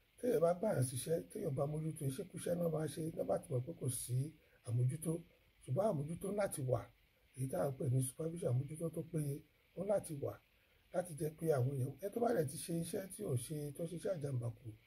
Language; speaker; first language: Yoruba; native; Yoruba